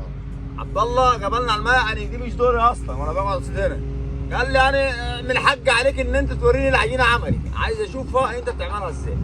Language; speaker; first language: Arabic; native; Arabic